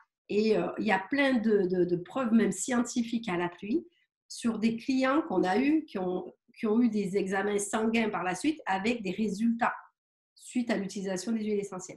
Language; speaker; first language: French; native; French